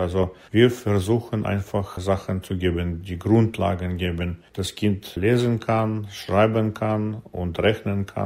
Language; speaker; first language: German; non-native, learner; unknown